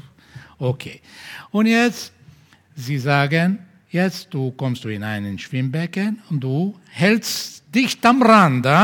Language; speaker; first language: German; non-native, fluent; Portuguese